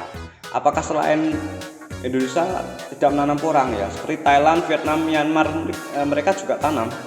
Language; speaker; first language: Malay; non-native, local second language; Javanese